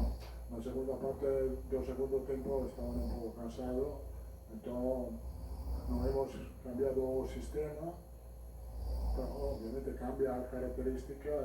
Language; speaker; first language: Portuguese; non-native, learner; Italian